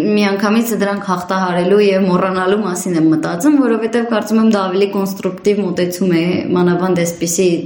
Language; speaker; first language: Armenian; early bilingual, heritage; Armenian